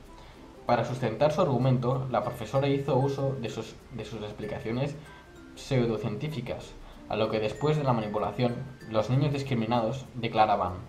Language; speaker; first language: Spanish; native; Spanish